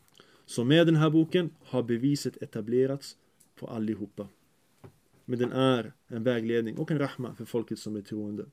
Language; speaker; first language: Swedish; early bilingual, other home language; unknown